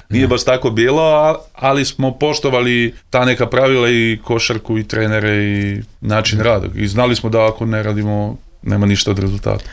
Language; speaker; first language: Serbian; native; Serbian